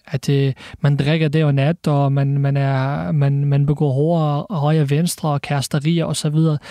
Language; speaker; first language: Danish; early bilingual, other home language; Arabic